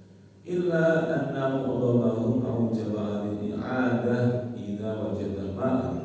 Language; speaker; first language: Arabic; non-native, fluent; Indonesian